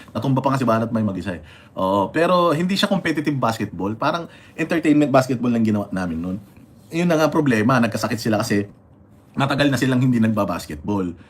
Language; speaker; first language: Filipino; non-native, local second language; Iloko